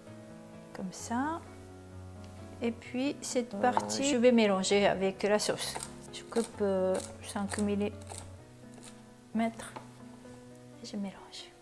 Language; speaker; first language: French; non-native, learner; Japanese